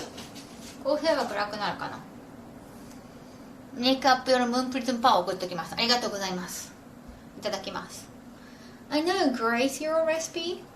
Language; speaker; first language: Japanese; native; Japanese